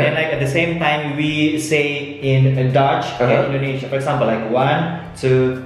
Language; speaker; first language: English; non-native, learner; Indonesian